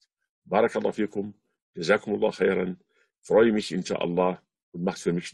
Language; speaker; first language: German; non-native, fluent; Arabic